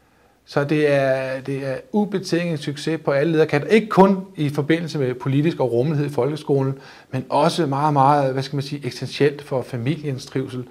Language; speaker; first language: Danish; native; Danish